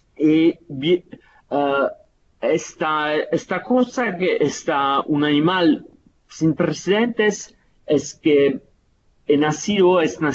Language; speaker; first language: Spanish; non-native, fluent; Italian